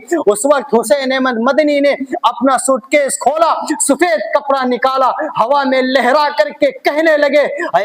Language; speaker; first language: Urdu; native; Urdu